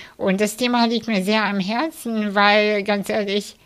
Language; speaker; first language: German; non-native, fluent; Russian